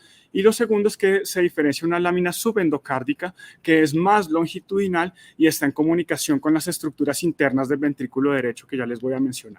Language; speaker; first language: Spanish; native; Spanish